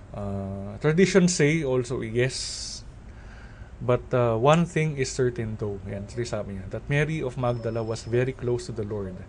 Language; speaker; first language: English; non-native, local second language; Filipino